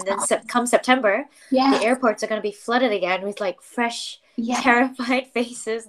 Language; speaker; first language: English; non-native, local second language; Chinese